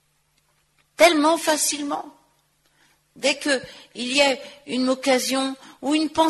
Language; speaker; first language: French; native; French